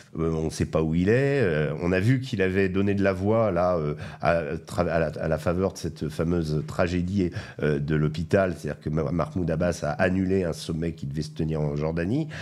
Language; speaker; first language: French; native; French